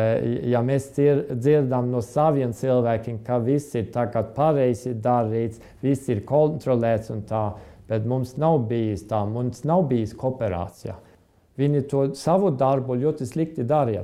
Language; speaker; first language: Latvian; non-native, fluent; Estonian